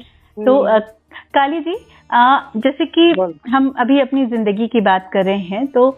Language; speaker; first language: Hindi; native; Hindi